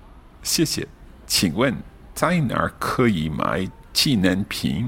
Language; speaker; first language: Chinese; non-native, learner; English